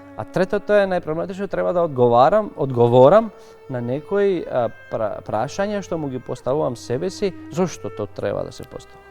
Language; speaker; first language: Macedonian; non-native, local second language; Albanian